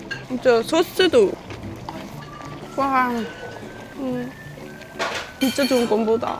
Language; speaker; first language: Korean; non-native, fluent; Estonian